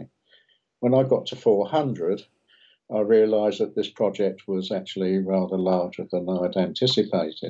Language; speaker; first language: English; native; English